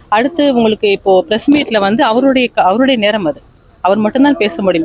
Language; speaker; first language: Tamil; native; Tamil